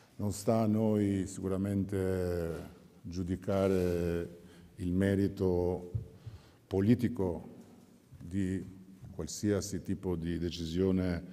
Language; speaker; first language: Italian; non-native, fluent; Albanian